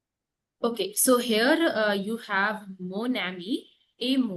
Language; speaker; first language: French; non-native, learner; Hindi